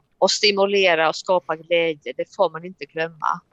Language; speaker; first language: Swedish; non-native, fluent; Latvian